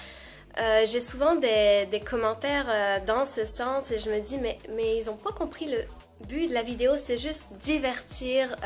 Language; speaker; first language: French; native; French